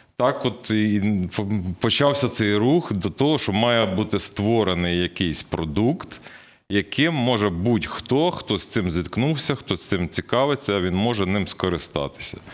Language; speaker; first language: Ukrainian; native; Ukrainian